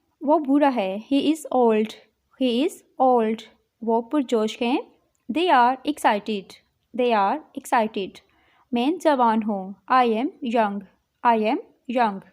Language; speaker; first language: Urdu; native; Urdu